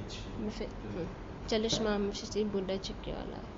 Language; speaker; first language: Turkish; non-native, learner; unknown